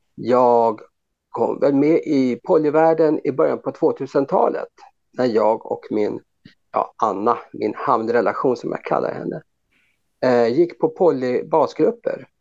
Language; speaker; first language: Swedish; native; Swedish